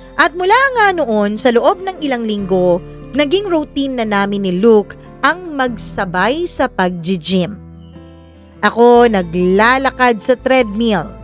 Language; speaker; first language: Filipino; non-native, local second language; Cebuano